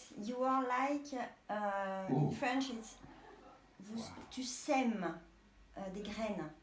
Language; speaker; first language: English; non-native, learner; French